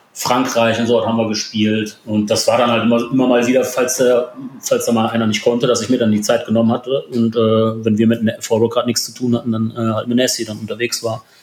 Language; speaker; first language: German; early bilingual, other home language; Polish